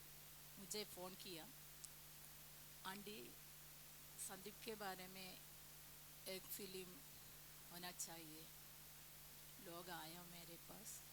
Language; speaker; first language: Hindi; non-native, local second language; Malayalam